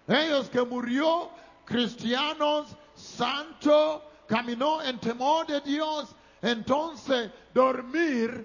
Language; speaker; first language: Spanish; non-native, learner; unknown